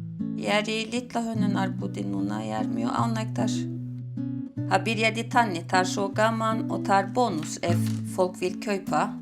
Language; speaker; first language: Icelandic; non-native, fluent; Turkish